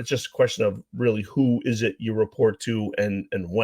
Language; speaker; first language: English; native; English